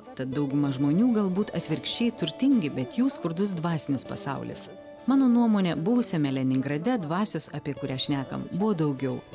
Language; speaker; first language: Lithuanian; non-native, fluent; Russian